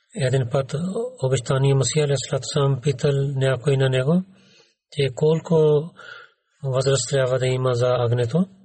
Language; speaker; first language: Bulgarian; non-native, learner; Urdu